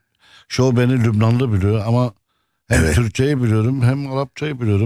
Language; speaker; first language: Turkish; non-native, fluent; Arabic